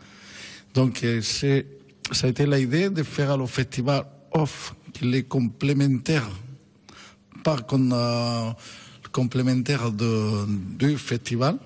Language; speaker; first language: French; non-native, fluent; Spanish